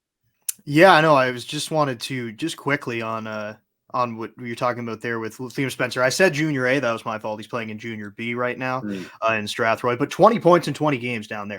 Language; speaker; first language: English; native; English